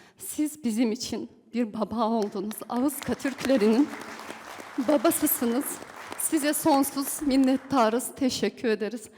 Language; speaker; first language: Turkish; early bilingual, heritage; Turkish